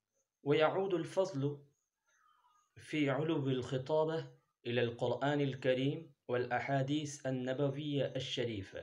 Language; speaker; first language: Arabic; non-native, fluent; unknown